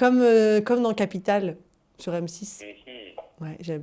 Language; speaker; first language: French; native; French